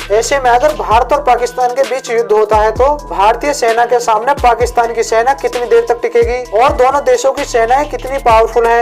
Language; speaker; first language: Hindi; native; Hindi